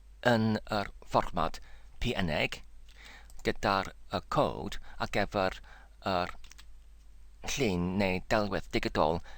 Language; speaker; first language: Welsh; non-native, learner; English